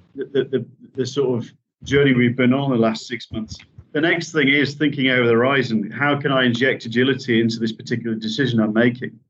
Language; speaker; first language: English; native; English